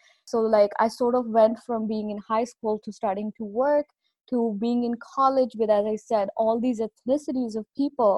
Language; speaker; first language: English; non-native, local second language; Punjabi